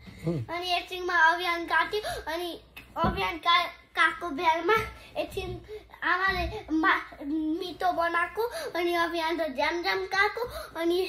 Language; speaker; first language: Nepali; early bilingual, heritage; Nepali